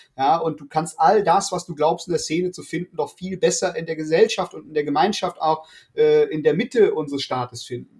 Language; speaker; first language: German; native; German